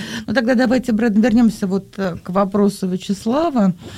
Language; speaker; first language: Russian; native; Russian